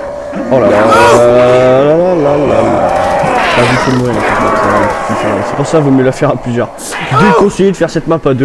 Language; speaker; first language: French; native; French